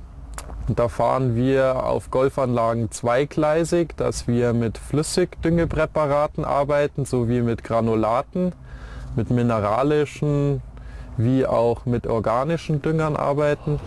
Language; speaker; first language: German; native; German